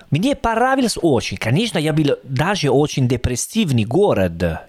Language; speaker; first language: Russian; non-native, learner; Italian